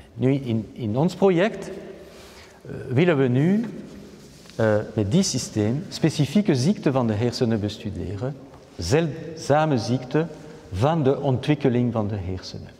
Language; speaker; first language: Dutch; non-native, fluent; French